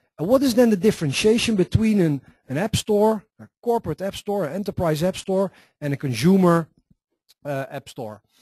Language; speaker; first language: English; non-native, fluent; Dutch